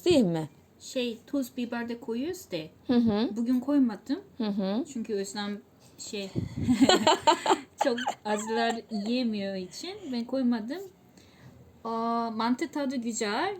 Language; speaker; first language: Turkish; non-native, learner; Korean